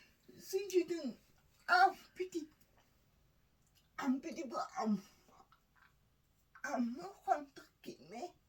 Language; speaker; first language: French; non-native, learner; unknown